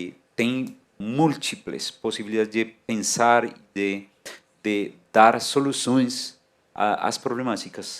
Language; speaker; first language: Portuguese; non-native, fluent; Spanish